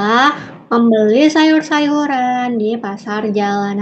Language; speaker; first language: Indonesian; native; Indonesian